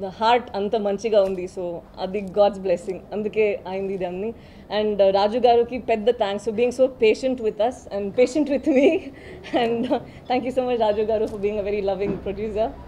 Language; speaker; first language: Telugu; non-native, learner; Tamil